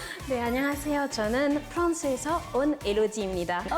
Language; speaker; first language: Korean; non-native, fluent; French